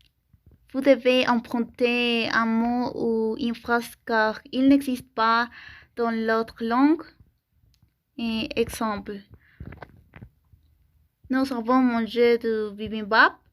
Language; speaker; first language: French; non-native, learner; Spanish